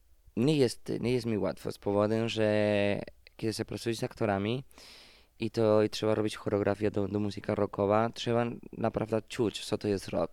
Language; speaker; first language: Polish; non-native, fluent; Spanish